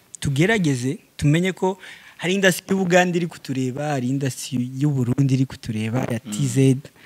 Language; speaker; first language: Kinyarwanda; early bilingual, heritage; Kinyarwanda